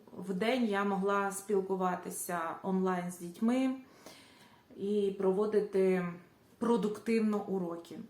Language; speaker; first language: Ukrainian; native; Ukrainian